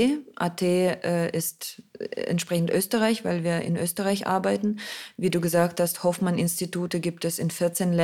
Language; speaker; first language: German; non-native, fluent; Russian